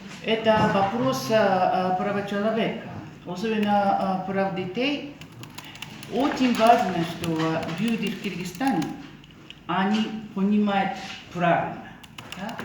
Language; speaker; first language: Russian; non-native, learner; Japanese